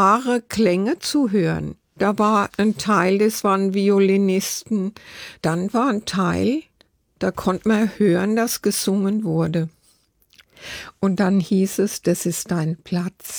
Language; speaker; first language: German; native; German